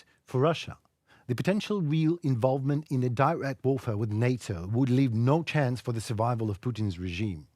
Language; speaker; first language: English; non-native, fluent; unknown